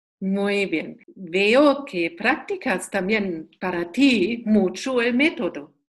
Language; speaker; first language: Spanish; non-native, learner; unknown